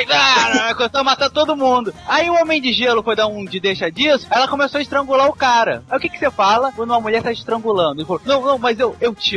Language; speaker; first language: Portuguese; native; Portuguese